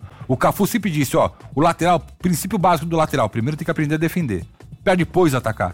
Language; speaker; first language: Portuguese; native; Portuguese